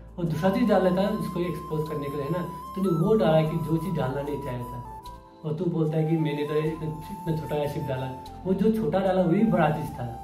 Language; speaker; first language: Hindi; non-native, local second language; Nepali